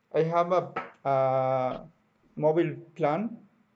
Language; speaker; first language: English; non-native, learner; Spanish